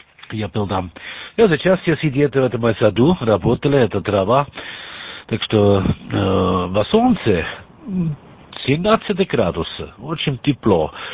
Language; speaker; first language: Russian; non-native, learner; German